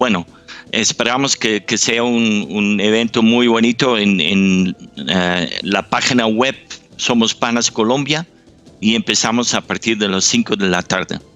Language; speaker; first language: Spanish; non-native, fluent; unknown